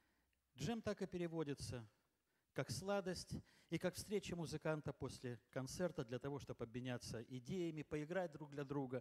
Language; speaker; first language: Russian; native; Russian